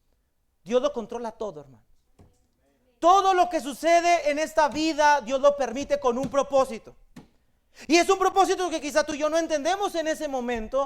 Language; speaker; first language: Spanish; native; Spanish